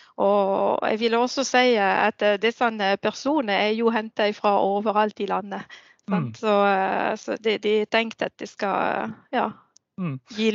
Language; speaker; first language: Norwegian; non-native, fluent; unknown